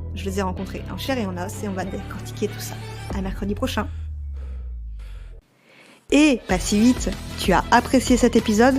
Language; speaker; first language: French; native; French